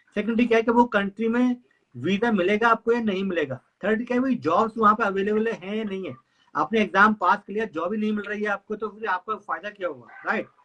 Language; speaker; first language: Hindi; native; Hindi